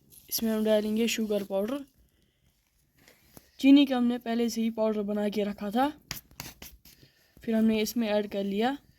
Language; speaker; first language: Hindi; non-native, local second language; Kashmiri